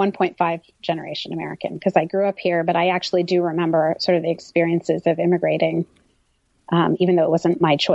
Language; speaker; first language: English; native; English